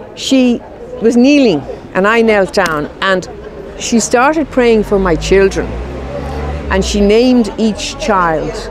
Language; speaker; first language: English; native; English